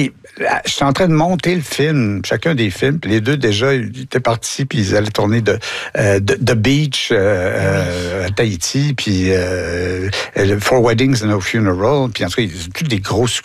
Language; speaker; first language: French; native; French